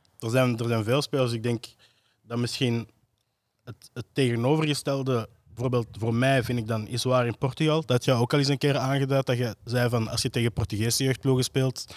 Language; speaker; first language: Dutch; native; Dutch